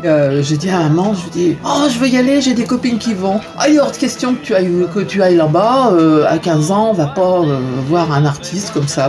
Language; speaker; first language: French; native; French